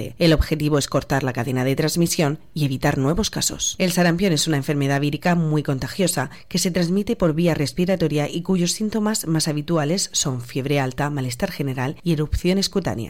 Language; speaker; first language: Spanish; native; Spanish